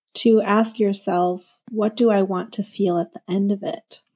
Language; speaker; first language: English; native; English